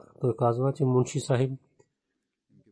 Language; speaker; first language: Bulgarian; non-native, fluent; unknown